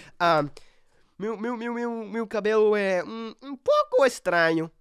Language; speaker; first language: Portuguese; non-native, learner; English